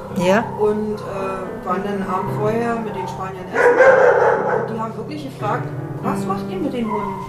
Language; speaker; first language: German; native; German